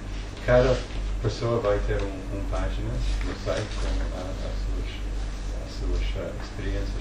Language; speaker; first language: Portuguese; non-native, fluent; English